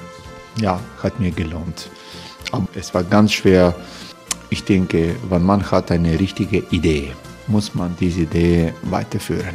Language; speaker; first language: German; non-native, fluent; Croatian